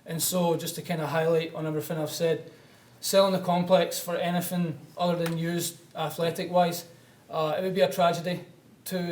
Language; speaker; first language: English; native; English